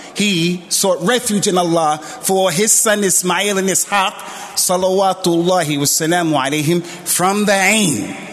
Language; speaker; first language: English; native; English